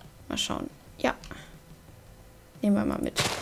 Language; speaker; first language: German; native; German